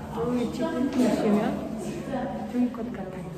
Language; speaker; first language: Korean; non-native, learner; Russian